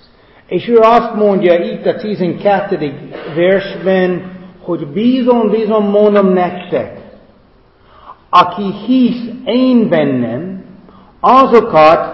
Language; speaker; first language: Hungarian; non-native, fluent; English